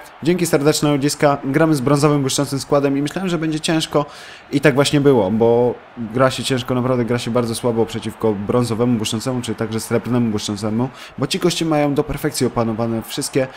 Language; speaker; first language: Polish; native; Polish